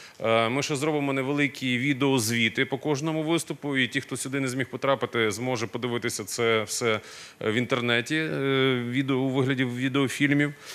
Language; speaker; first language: Ukrainian; non-native, local second language; Russian